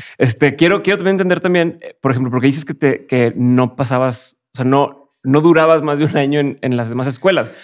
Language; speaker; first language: Spanish; native; Spanish